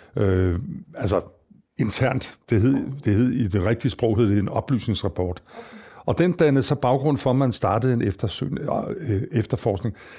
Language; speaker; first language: Danish; native; Danish